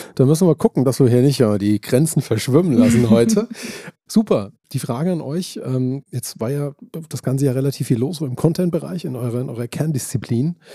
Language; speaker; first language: German; native; German